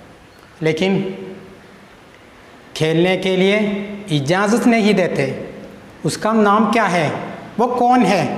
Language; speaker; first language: Hindi; non-native, local second language; Malayalam